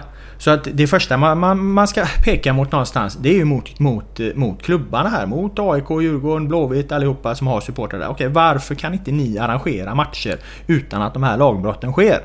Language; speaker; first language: Swedish; native; Swedish